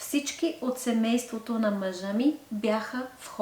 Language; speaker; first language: Bulgarian; non-native, fluent; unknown